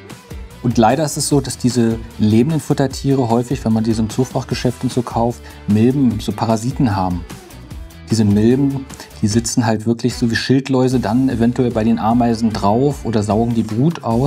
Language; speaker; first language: German; native; German